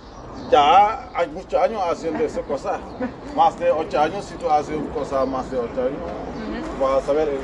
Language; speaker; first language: Spanish; non-native, learner; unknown